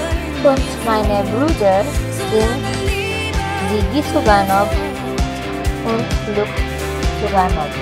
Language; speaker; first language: German; non-native, learner; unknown